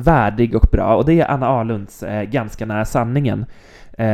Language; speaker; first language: Swedish; native; Swedish